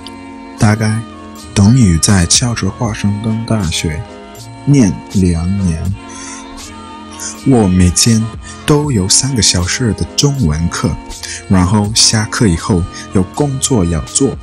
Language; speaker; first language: Chinese; non-native, learner; English